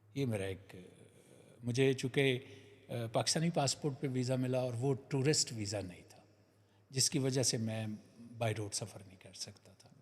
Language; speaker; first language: Urdu; non-native, local second language; Punjabi